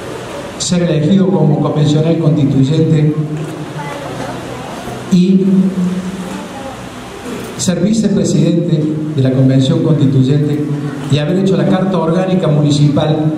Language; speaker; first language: Spanish; native; Spanish